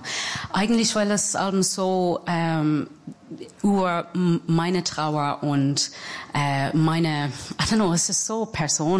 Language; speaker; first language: German; non-native, fluent; English